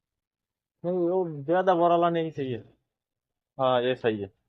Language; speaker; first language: Hindi; non-native, learner; Bangla